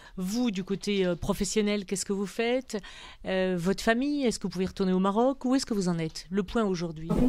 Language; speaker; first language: French; native; French